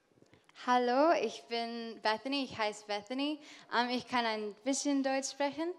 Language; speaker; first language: German; non-native, learner; English